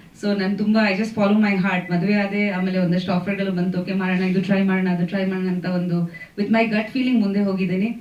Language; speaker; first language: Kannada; non-native, fluent; Bangla